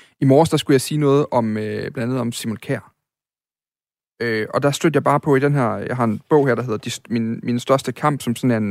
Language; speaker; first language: Danish; native; Danish